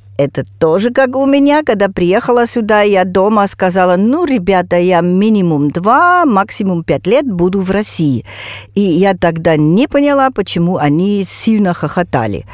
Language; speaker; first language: Russian; non-native, fluent; German